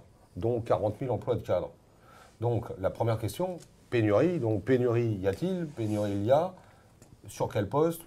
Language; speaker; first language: French; native; French